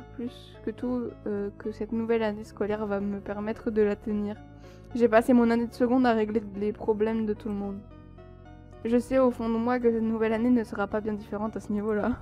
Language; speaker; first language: French; native; French